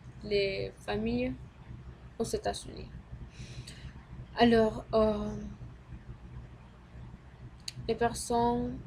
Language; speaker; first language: French; non-native, learner; Spanish